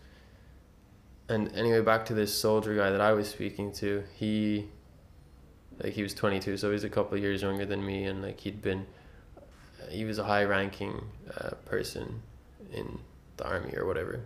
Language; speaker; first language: English; native; English